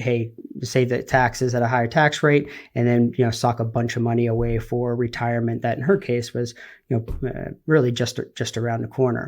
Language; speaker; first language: English; native; English